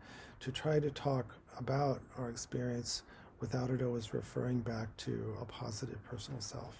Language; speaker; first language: English; native; English